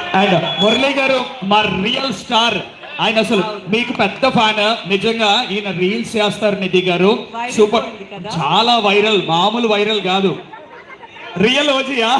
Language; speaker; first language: Telugu; native; Telugu